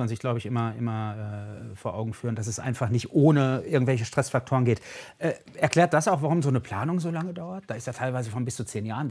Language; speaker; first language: German; native; German